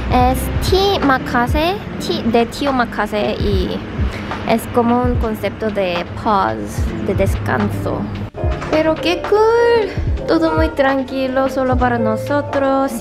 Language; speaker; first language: Spanish; non-native, fluent; Korean